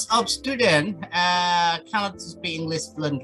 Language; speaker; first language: English; non-native, learner; Indonesian